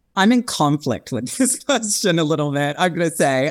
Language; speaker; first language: English; native; English